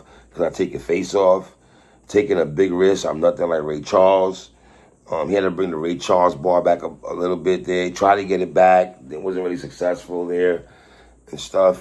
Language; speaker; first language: English; native; English